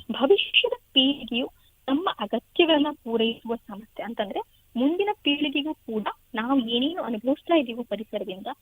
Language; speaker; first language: Kannada; native; Kannada